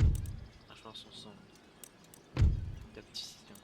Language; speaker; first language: French; native; French